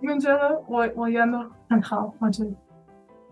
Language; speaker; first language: Chinese; non-native, learner; English